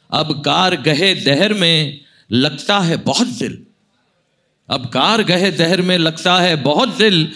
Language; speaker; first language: Hindi; non-native, local second language; Marathi